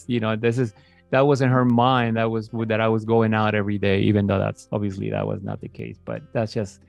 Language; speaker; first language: English; native; English